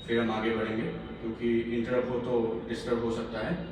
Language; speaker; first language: Hindi; non-native, local second language; Assamese